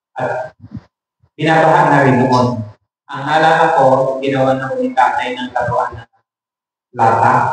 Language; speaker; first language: Filipino; native; Filipino